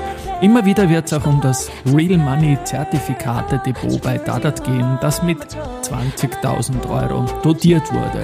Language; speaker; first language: German; native; German